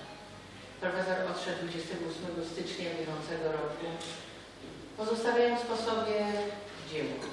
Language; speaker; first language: Polish; native; Polish